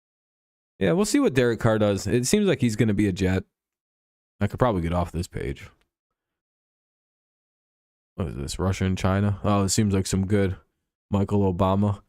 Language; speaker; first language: English; native; English